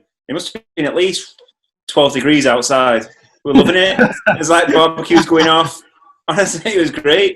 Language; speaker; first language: English; native; English